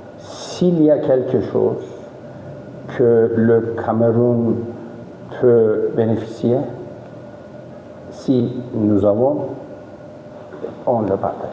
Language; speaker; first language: French; non-native, fluent; Turkish